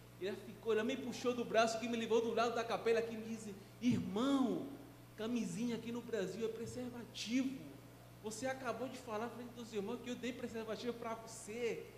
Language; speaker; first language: Portuguese; non-native, fluent; Spanish